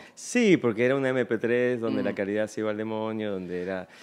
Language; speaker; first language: Spanish; native; Spanish